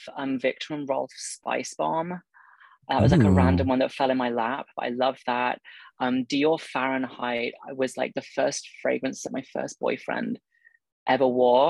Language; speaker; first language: English; native; English